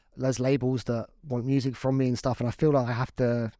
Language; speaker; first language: English; native; English